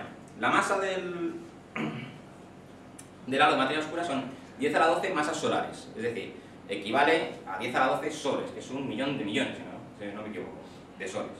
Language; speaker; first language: Spanish; native; Spanish